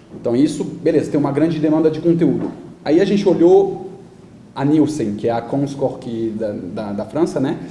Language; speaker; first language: Portuguese; non-native, fluent; French